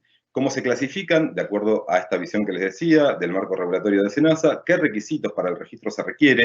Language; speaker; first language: Spanish; native; Spanish